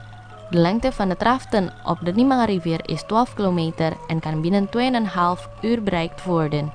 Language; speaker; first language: Dutch; non-native, fluent; Indonesian